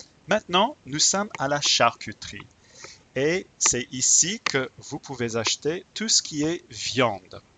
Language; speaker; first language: French; non-native, fluent; English